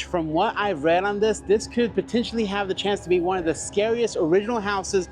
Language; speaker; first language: English; native; English